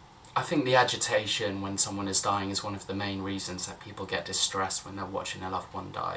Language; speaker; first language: English; native; English